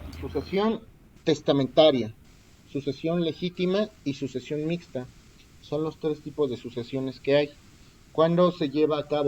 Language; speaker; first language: Spanish; native; Spanish